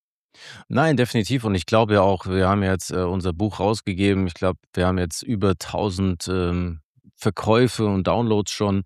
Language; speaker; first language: German; native; German